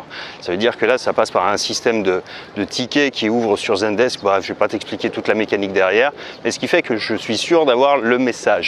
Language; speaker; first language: French; native; French